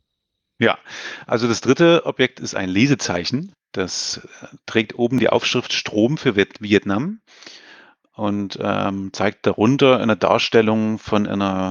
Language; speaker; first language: German; native; German